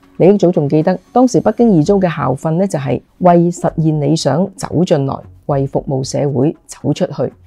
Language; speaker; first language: Chinese; non-native, local second language; Cantonese